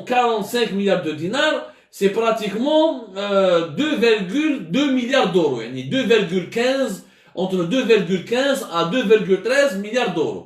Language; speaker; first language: French; non-native, local second language; Arabic